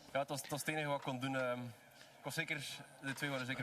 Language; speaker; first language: Dutch; native; Dutch